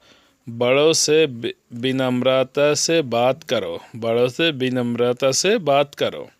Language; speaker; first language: Hindi; non-native, learner; Bangla